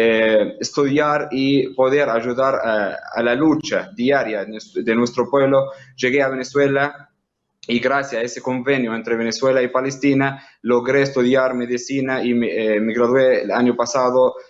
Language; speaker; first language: Spanish; non-native, fluent; Arabic